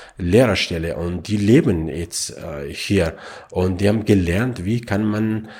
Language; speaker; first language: German; non-native, learner; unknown